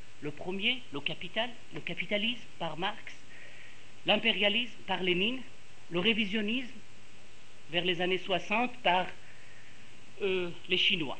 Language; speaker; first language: French; non-native, fluent; Persian